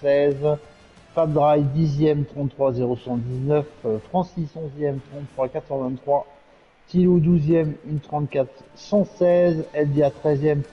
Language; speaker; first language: French; native; French